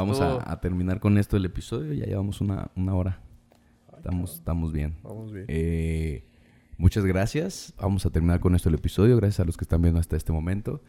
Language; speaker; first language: Spanish; native; Spanish